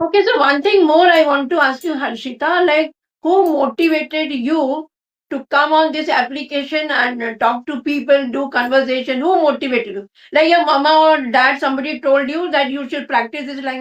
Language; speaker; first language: English; non-native, local second language; Hindi